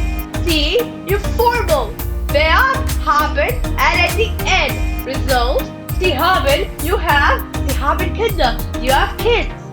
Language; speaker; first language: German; non-native, learner; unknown